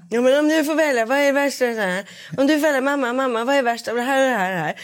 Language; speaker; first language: Swedish; native; Swedish